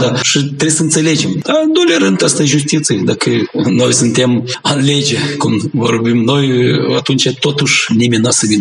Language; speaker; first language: Romanian; non-native, local second language; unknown